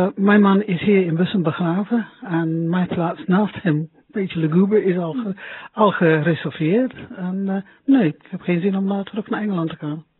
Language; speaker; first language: Dutch; non-native, fluent; English